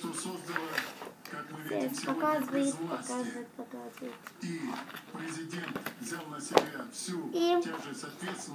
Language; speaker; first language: Russian; native; Russian